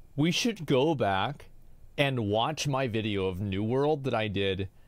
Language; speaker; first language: English; native; English